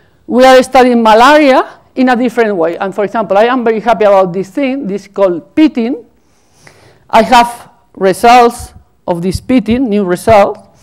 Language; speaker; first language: English; non-native, fluent; Spanish